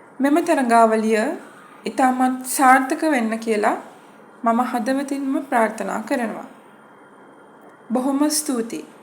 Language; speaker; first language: Sinhala; native; Sinhala